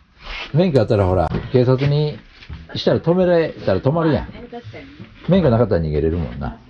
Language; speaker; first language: Japanese; native; Japanese